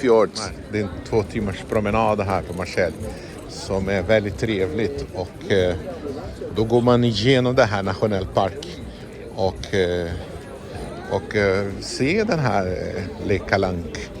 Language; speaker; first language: Swedish; non-native, fluent; Portuguese